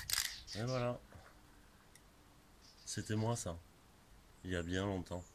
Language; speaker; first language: French; native; French